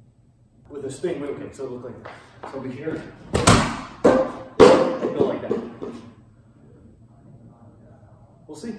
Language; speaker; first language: English; native; English